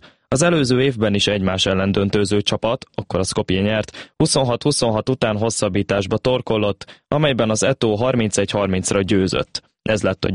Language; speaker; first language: Hungarian; native; Hungarian